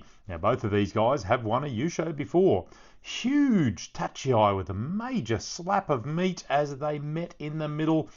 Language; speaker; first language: English; native; English